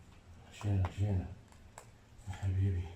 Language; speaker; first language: Arabic; native; Arabic